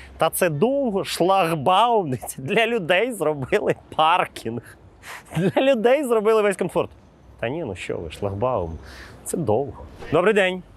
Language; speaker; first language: Ukrainian; native; Ukrainian